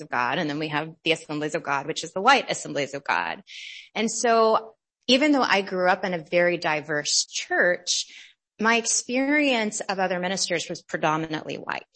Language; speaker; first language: English; native; English